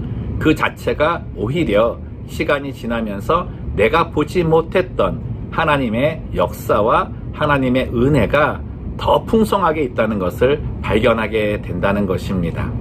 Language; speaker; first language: Korean; native; Korean